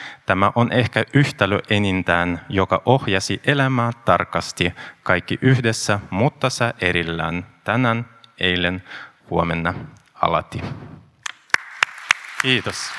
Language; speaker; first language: Finnish; non-native, fluent; Russian